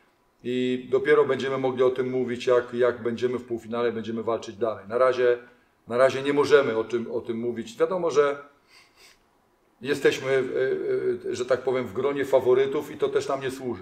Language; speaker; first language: Polish; native; Polish